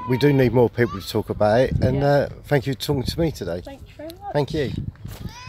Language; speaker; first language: English; native; English